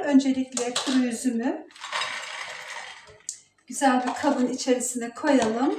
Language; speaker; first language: Turkish; native; Turkish